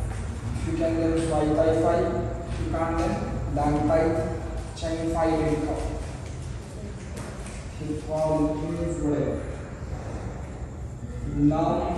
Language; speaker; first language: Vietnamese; non-native, learner; Hindi